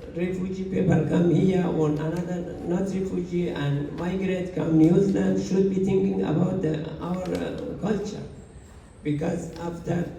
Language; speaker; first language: English; non-native, learner; Persian